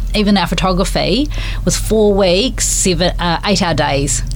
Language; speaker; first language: English; native; English